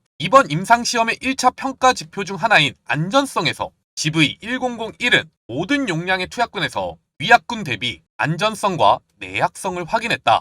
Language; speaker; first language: Korean; native; Korean